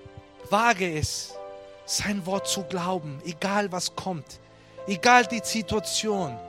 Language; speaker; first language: German; non-native, fluent; Spanish